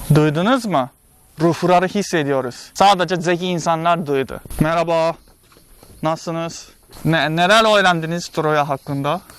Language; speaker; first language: Turkish; non-native, fluent; Japanese